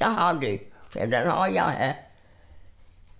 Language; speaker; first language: Swedish; non-native, fluent; German